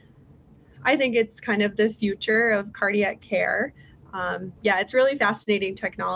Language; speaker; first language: English; native; English